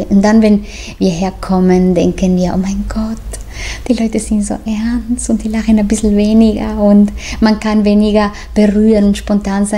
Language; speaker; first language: German; non-native, fluent; Spanish